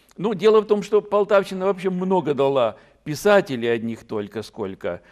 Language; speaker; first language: Russian; native; Russian